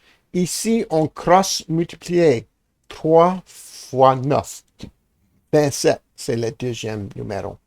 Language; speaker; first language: French; non-native, learner; English